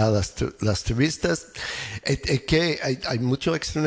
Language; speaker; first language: Spanish; non-native, learner; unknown